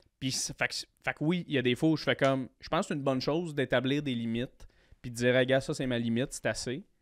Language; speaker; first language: French; native; French